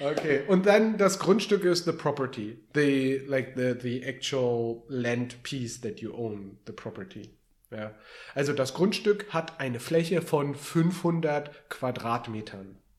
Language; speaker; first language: German; native; German